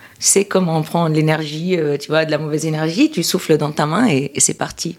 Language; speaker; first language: French; non-native, local second language; Arabic